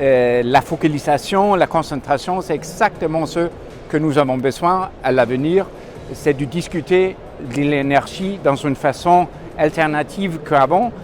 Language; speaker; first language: French; non-native, fluent; Danish